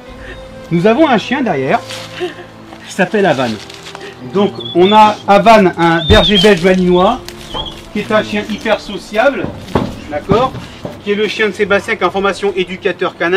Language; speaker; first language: French; native; French